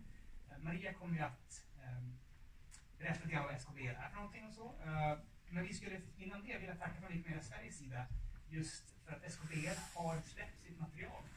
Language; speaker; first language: Swedish; native; Swedish